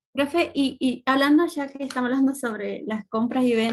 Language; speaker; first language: Spanish; native; Spanish